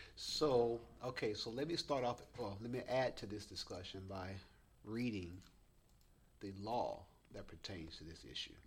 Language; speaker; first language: English; native; English